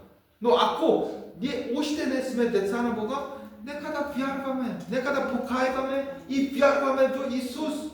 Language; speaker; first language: Bulgarian; non-native, learner; Korean